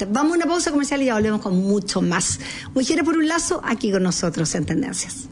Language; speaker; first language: Spanish; native; Spanish